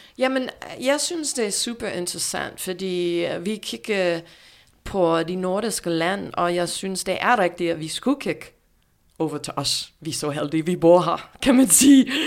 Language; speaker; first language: Danish; non-native, fluent; English